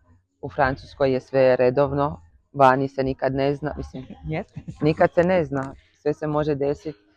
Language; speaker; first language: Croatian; early bilingual, heritage; Croatian